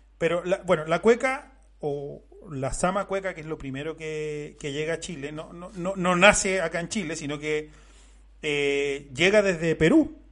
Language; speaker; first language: Spanish; native; Spanish